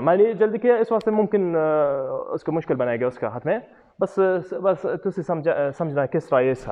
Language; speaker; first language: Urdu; non-native, learner; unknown